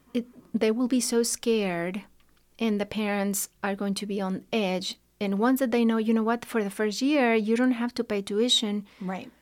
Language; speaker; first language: English; non-native, fluent; Spanish